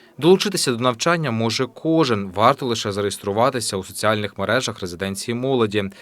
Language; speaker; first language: Ukrainian; native; Ukrainian